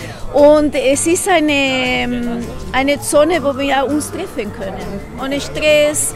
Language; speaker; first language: German; non-native, fluent; Spanish